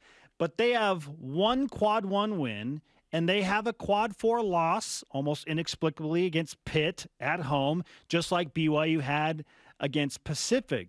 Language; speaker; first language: English; native; English